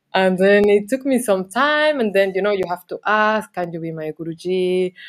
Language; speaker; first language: English; non-native, fluent; Spanish